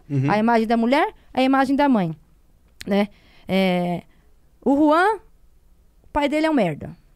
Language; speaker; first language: Portuguese; native; Portuguese